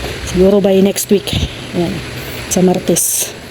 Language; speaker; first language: Filipino; native; Filipino